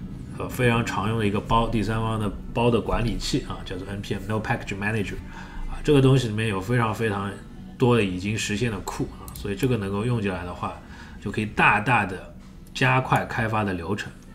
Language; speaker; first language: Chinese; native; Chinese